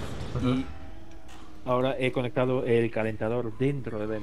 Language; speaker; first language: Spanish; native; Spanish